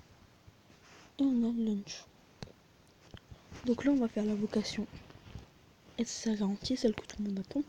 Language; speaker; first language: French; native; French